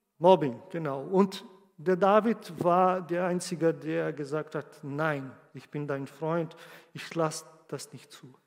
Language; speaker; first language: German; non-native, fluent; Portuguese